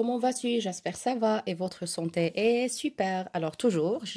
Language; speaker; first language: French; non-native, local second language; Arabic